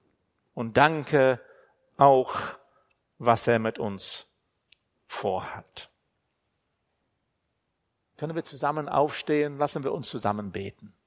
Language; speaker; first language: German; non-native, fluent; English